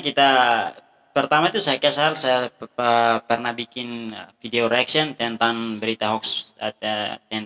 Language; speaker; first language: Indonesian; non-native, fluent; Tetum